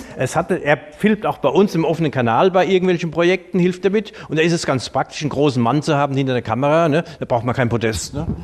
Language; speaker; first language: German; native; German